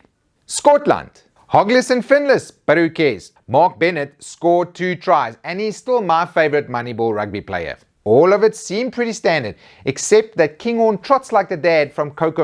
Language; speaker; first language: English; native; English